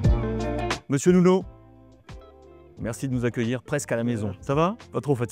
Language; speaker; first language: French; native; French